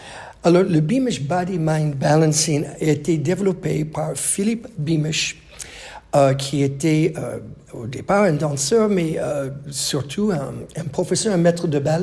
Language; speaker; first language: French; non-native, fluent; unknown